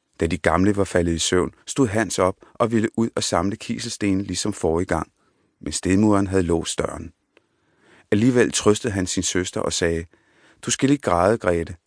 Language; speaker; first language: Danish; early bilingual, other home language; Punjabi